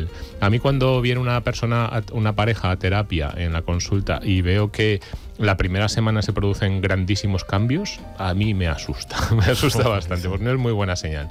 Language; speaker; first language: Spanish; native; Spanish